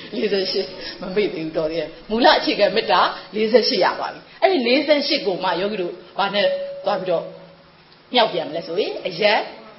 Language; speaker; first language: Burmese; native; Burmese